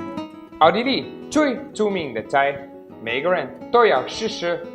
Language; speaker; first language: Chinese; non-native, learner; German